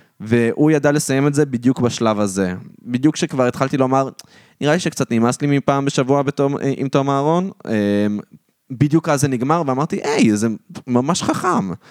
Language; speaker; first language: Hebrew; native; Hebrew